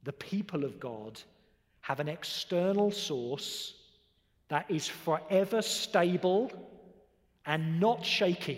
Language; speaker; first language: English; native; English